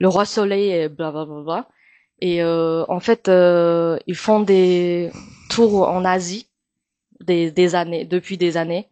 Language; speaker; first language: French; non-native, fluent; Chinese